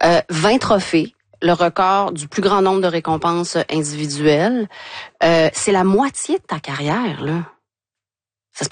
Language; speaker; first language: French; native; French